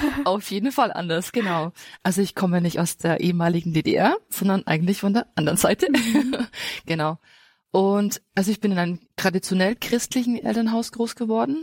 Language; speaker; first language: German; native; German